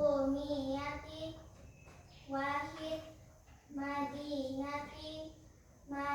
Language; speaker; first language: Arabic; non-native, learner; Indonesian